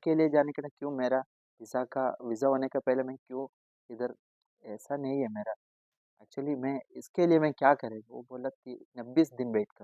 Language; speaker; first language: Hindi; non-native, local second language; Malayalam